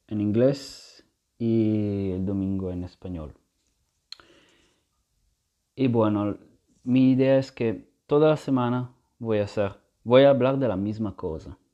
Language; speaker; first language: Spanish; non-native, fluent; Italian